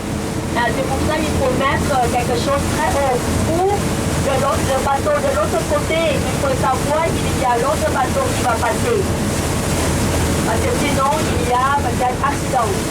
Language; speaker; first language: French; non-native, learner; Thai